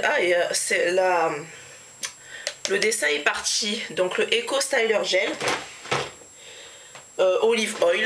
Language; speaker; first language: French; native; French